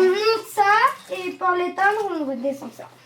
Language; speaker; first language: French; early bilingual, heritage; French